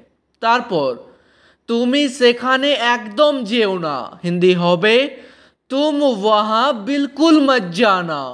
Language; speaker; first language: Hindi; non-native, fluent; Bangla